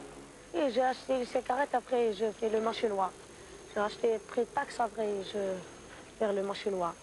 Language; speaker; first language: French; non-native, learner; Arabic